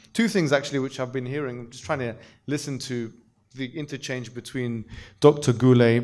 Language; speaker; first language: English; native; English